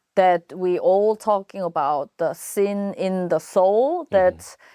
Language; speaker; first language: English; non-native, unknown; Korean